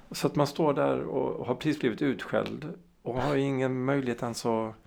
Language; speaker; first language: Swedish; early bilingual, other home language; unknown